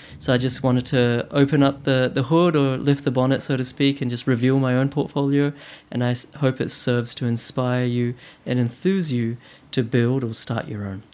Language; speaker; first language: English; early bilingual, other home language; Hindi